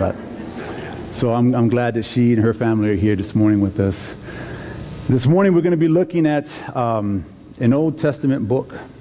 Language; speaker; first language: English; native; English